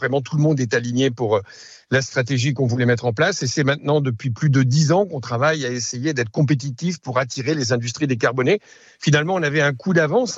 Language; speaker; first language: French; native; French